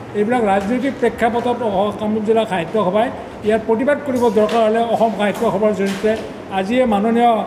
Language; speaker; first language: Assamese; native; Assamese